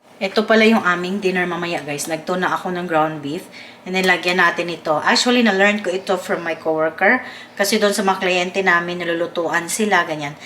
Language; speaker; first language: Filipino; non-native, local second language; Cebuano